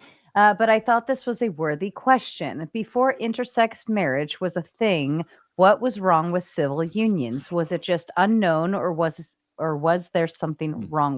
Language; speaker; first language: English; native; English